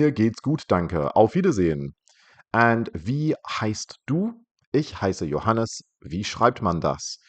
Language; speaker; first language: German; non-native, fluent; English